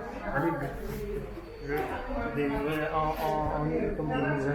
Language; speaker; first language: French; non-native, learner; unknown